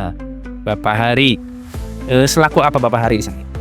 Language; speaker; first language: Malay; non-native, local second language; Sundanese